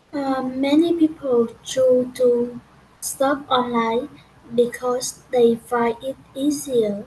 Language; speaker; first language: English; non-native, learner; Vietnamese